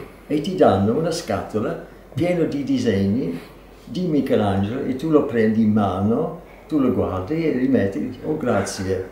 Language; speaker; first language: Italian; non-native, fluent; English